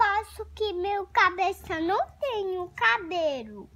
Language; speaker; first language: Portuguese; early bilingual, other home language; Persian